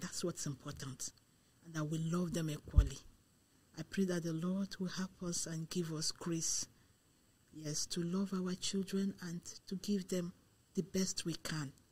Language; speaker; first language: English; non-native, local second language; Igbo